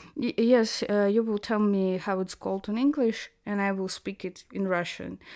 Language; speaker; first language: English; non-native, learner; Russian